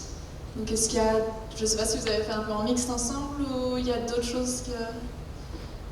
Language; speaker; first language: French; native; French